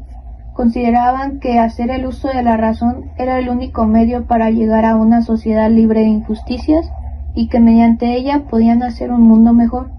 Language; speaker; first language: Spanish; native; Spanish